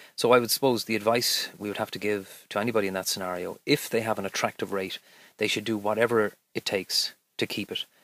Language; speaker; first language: English; native; English